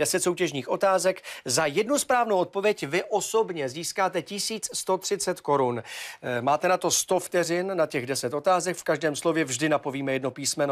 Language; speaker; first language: Czech; native; Czech